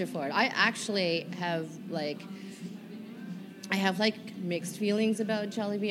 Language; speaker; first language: English; native; English